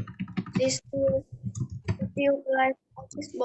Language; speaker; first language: English; non-native, learner; Vietnamese